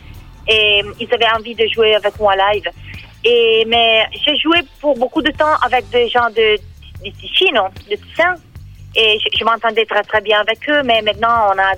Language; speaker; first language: French; non-native, learner; Italian